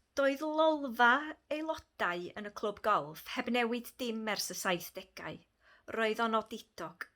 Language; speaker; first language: Welsh; native; Welsh